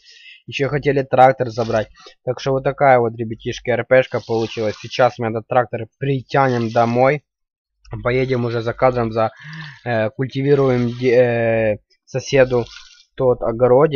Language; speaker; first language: Russian; native; Russian